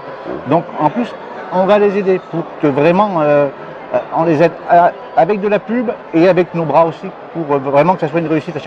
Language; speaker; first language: French; native; French